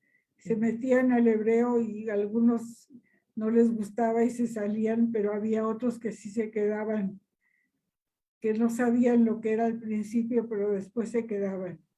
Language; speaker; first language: Spanish; early bilingual, other home language; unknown